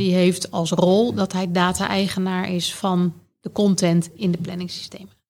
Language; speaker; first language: Dutch; native; Dutch